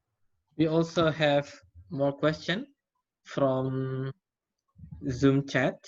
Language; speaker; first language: English; non-native, fluent; Indonesian